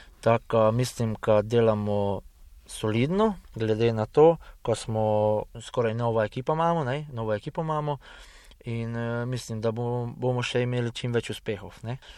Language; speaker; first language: Slovenian; early bilingual, heritage; Hungarian